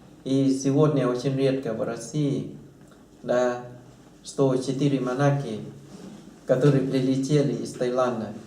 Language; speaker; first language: Russian; non-native, learner; Thai